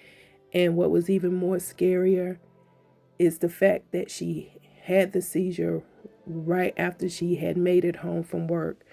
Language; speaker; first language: English; native; English